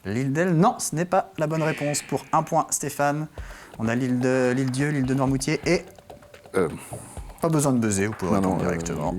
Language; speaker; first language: French; native; French